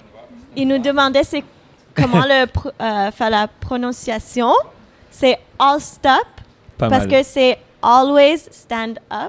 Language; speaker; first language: French; non-native, fluent; English